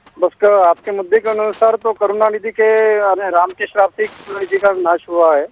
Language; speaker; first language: Hindi; non-native, local second language; Marathi